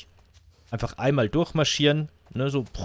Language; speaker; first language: German; native; German